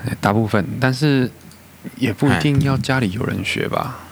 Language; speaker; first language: Chinese; native; Chinese